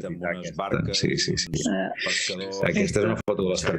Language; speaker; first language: Catalan; native; Catalan